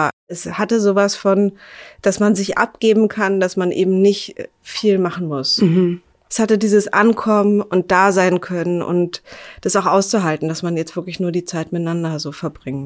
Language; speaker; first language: German; native; German